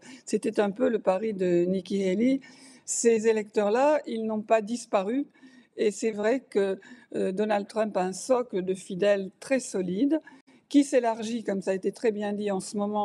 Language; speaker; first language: French; native; French